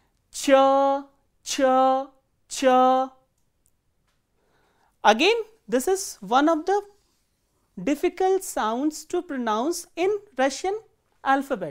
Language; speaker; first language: English; non-native, local second language; Hindi